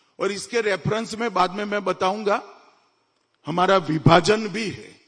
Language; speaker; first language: Hindi; non-native, local second language; Gujarati